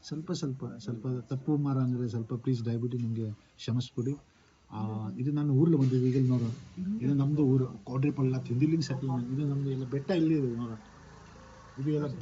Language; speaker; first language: Kannada; non-native, local second language; Tibetan